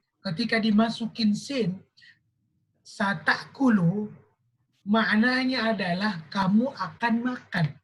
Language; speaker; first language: Indonesian; native; Indonesian